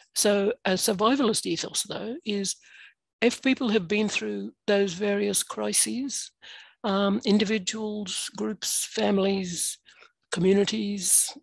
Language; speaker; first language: English; native; English